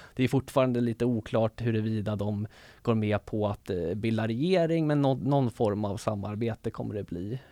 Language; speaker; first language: Swedish; native; Swedish